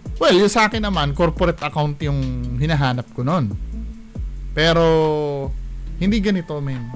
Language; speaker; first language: Filipino; native; Filipino